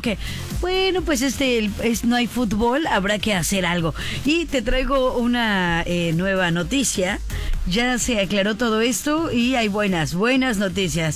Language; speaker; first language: Spanish; native; Spanish